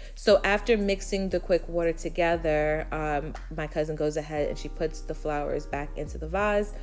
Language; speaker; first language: English; native; English